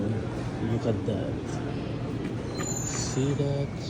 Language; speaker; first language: English; non-native, local second language; Filipino